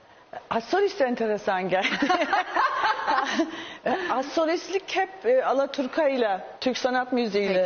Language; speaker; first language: Turkish; non-native, fluent; English